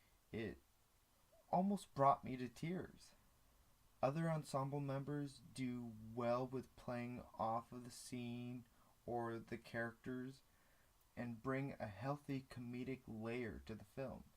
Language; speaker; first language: English; native; English